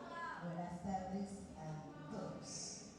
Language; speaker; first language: Spanish; non-native, learner; French